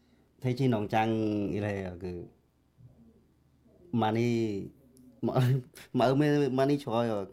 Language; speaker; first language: Korean; non-native, learner; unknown